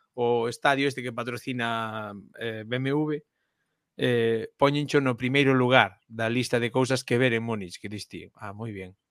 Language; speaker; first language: Galician; native; Galician